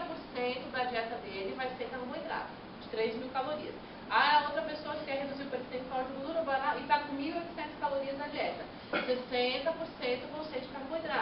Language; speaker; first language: Portuguese; native; Portuguese